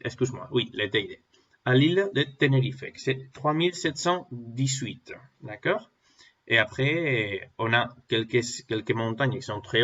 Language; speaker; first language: French; non-native, fluent; Spanish